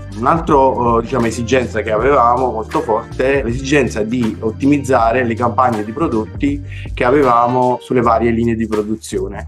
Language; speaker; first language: Italian; native; Italian